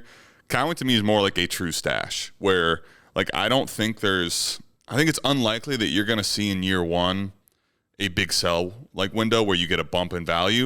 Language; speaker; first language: English; native; English